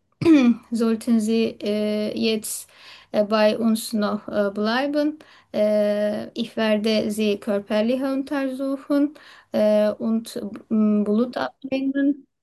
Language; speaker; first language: German; non-native, learner; Turkish